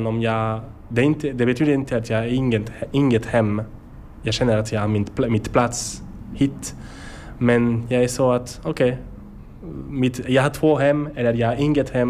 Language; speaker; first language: Swedish; non-native, learner; French